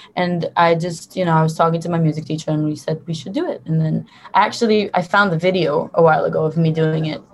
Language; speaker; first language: English; early bilingual, other home language; Hebrew